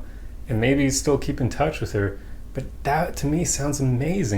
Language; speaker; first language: English; native; English